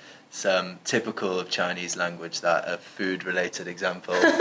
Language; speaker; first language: English; native; English